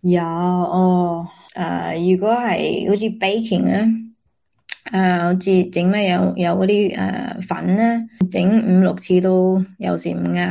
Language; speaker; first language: Cantonese; early bilingual, heritage; Cantonese